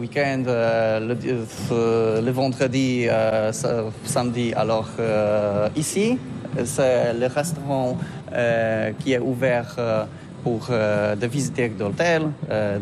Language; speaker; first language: French; non-native, learner; Polish